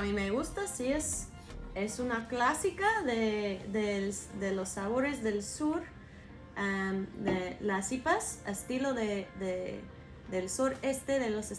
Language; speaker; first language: Spanish; non-native, fluent; English